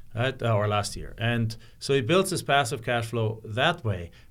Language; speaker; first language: English; non-native, fluent; German